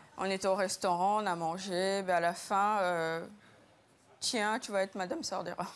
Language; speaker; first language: French; early bilingual, other home language; Lingala